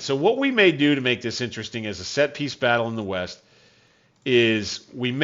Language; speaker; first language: English; native; English